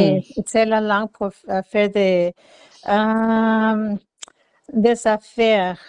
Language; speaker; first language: French; non-native, learner; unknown